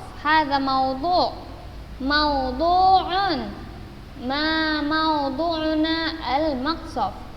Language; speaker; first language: Arabic; non-native, fluent; Indonesian